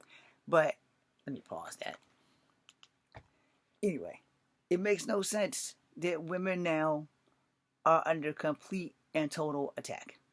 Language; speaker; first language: English; native; English